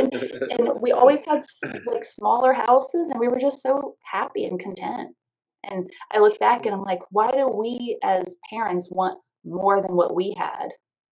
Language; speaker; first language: English; native; English